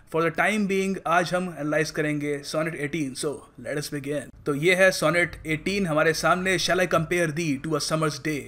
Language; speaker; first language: Hindi; native; Hindi